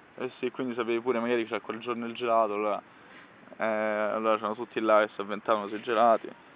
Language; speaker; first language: Italian; native; Italian